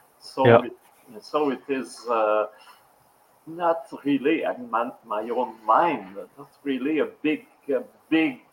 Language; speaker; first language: English; non-native, local second language; French